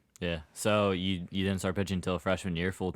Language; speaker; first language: English; native; English